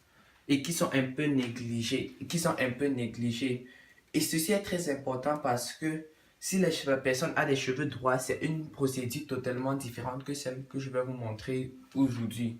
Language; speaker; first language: French; non-native, local second language; English